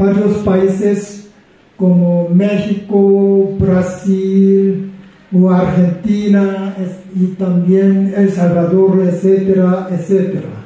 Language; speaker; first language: Spanish; non-native, fluent; Korean